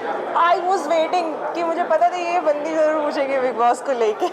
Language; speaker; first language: Hindi; native; Hindi